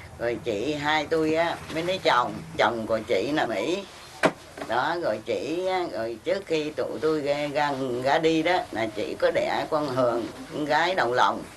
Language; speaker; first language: Vietnamese; early bilingual, heritage; Vietnamese